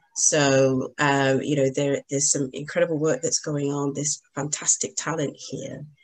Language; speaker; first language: English; native; English